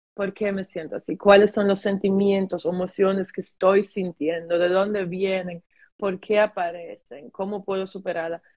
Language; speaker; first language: Spanish; early bilingual, heritage; German